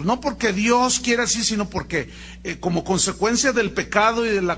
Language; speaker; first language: Spanish; native; Spanish